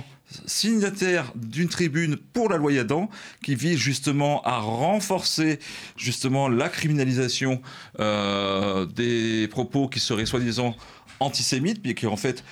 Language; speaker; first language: French; native; French